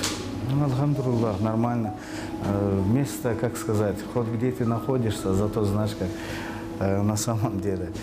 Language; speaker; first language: Russian; non-native, fluent; Azerbaijani